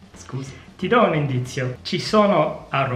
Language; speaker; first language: Italian; non-native, fluent; English